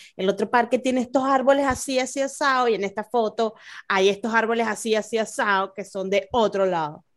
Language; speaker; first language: Spanish; native; Spanish